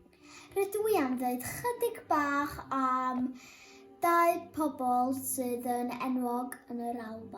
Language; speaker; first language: Welsh; non-native, local second language; English